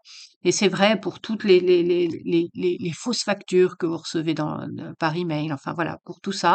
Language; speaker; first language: French; native; French